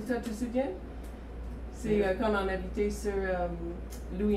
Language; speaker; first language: French; non-native, fluent; English